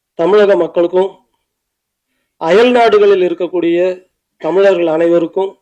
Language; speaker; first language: Tamil; native; Tamil